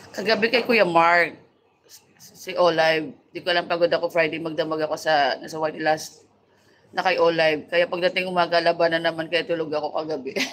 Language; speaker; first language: Filipino; non-native, local second language; Hiligaynon